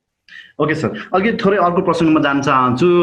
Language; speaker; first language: Nepali; native; Nepali